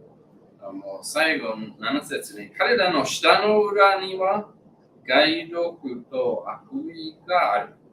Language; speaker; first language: Japanese; non-native, learner; English